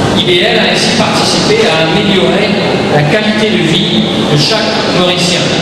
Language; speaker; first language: French; native; French